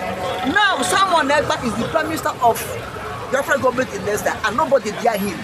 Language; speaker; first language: English; non-native, local second language; Igbo